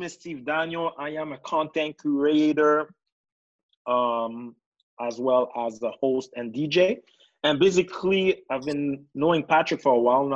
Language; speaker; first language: English; non-native, fluent; French